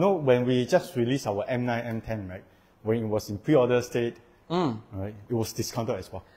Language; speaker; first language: English; non-native, local second language; Chinese